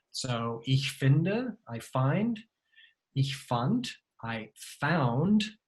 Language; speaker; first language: German; non-native, fluent; English